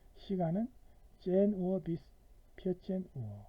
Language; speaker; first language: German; non-native, fluent; Korean